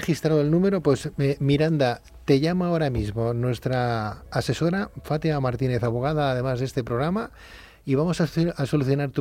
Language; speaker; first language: Spanish; native; Spanish